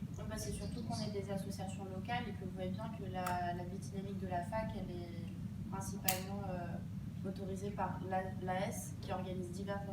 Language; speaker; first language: French; native; French